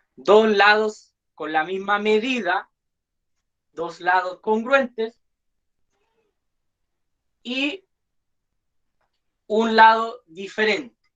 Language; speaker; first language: Spanish; native; Spanish